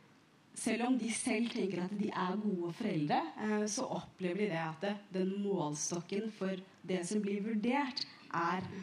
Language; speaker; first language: Norwegian; early bilingual, other home language; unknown